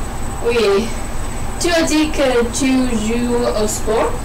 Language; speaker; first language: French; non-native, learner; English